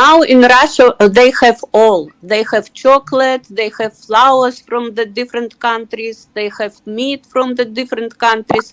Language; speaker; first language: English; non-native, learner; Russian